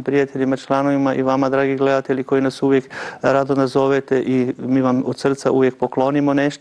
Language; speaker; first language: Croatian; native; Croatian